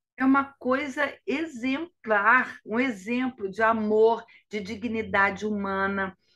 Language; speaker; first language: Portuguese; native; Portuguese